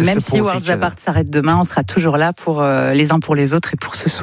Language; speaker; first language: French; native; French